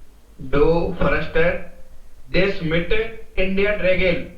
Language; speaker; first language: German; non-native, learner; Hindi